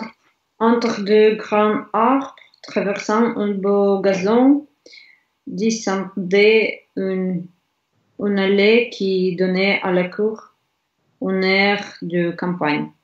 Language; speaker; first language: French; non-native, learner; Russian